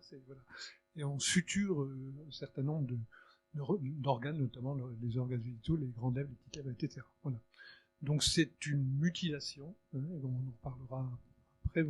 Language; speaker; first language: French; native; French